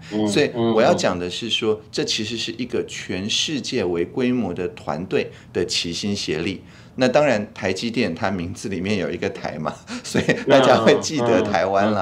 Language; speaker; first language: Chinese; native; Chinese